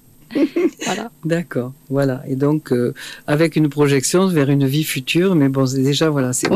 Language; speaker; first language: French; native; French